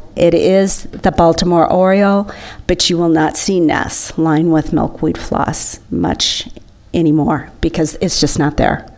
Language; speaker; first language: English; native; English